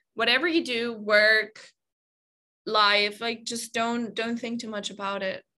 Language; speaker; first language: English; non-native, fluent; German